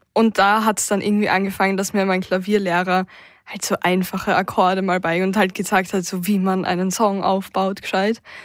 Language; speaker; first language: German; native; German